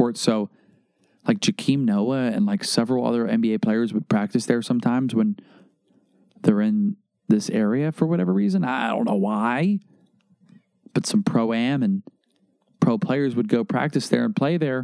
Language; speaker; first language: English; native; English